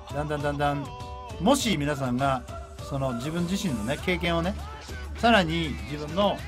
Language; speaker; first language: Japanese; native; Japanese